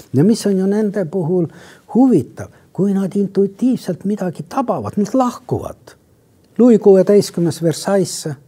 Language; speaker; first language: Estonian; non-native, local second language; Russian